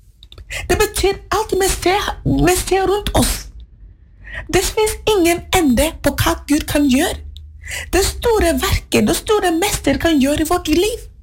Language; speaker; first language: Norwegian; non-native, fluent; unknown